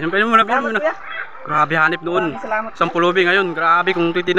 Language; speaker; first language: Filipino; native; Filipino